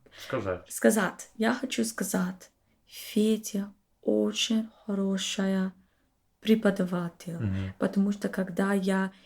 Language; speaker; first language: Russian; non-native, learner; English